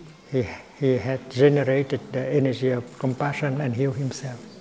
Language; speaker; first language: English; non-native, fluent; Vietnamese